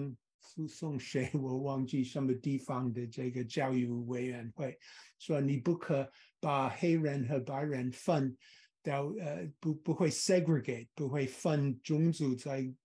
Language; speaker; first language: Chinese; non-native, fluent; English